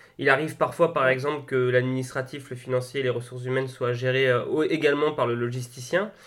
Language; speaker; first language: French; native; French